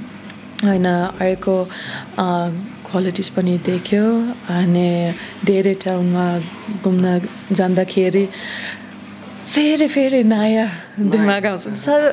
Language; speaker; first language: Nepali; non-native, learner; German